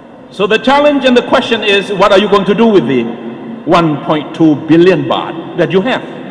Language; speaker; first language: English; non-native, fluent; Thai